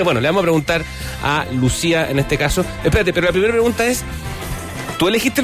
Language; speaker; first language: Spanish; native; Spanish